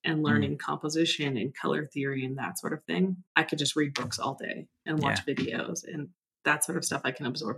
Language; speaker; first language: English; native; English